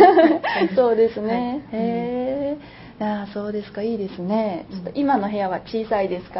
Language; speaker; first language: Japanese; native; Japanese